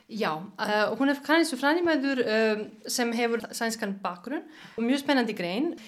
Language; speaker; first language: Icelandic; non-native, fluent; Serbian